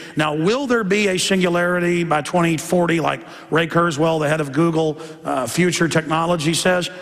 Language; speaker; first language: English; native; English